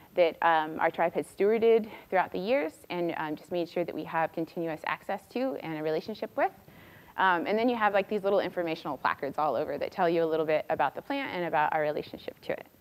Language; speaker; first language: English; native; English